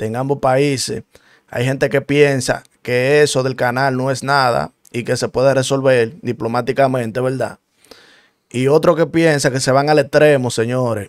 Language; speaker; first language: Spanish; native; Spanish